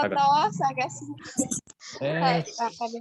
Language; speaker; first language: Japanese; non-native, learner; Indonesian